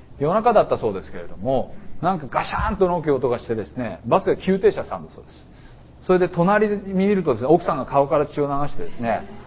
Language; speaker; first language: Japanese; native; Japanese